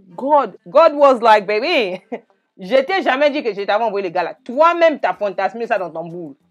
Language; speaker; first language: French; native; French